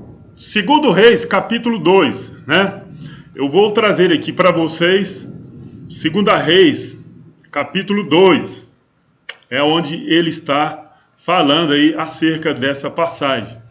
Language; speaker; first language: Portuguese; native; Portuguese